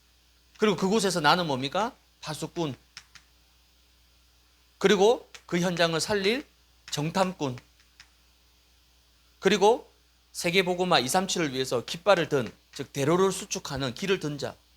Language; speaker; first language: Korean; native; Korean